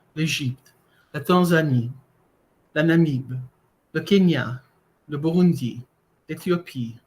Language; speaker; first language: French; non-native, fluent; English